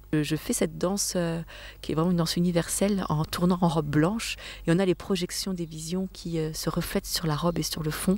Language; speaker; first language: French; native; French